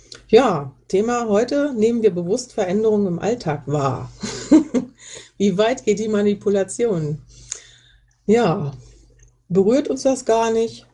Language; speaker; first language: German; native; German